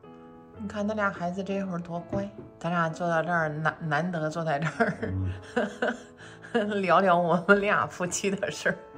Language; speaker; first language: Chinese; native; Chinese